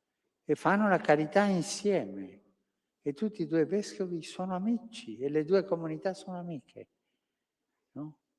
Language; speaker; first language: Italian; non-native, fluent; Spanish